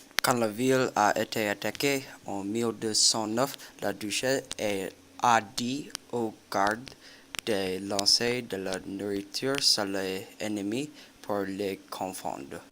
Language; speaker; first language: French; non-native, learner; English